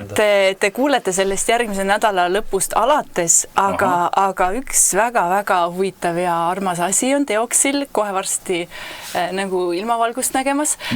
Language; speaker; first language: Estonian; native; Estonian